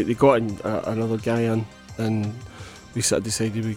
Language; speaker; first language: English; native; English